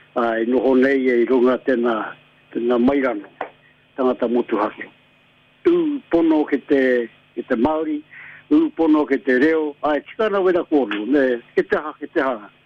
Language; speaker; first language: Māori; native; Māori